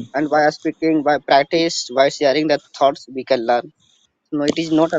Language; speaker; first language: English; non-native, learner; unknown